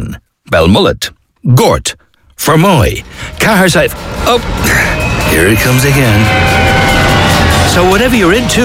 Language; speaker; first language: English; native; English